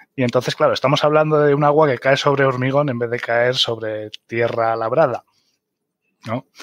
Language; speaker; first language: Spanish; early bilingual, other home language; German